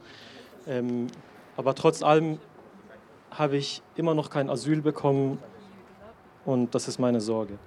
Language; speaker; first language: German; non-native, learner; Persian